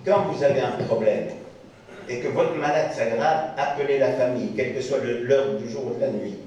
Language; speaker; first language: French; non-native, local second language; Arabic